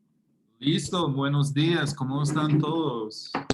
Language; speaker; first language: Spanish; non-native, fluent; English